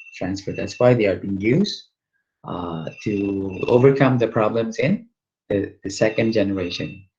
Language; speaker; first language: English; non-native, local second language; Malay